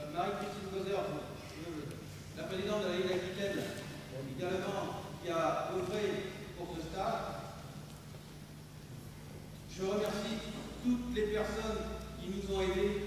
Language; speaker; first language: French; native; French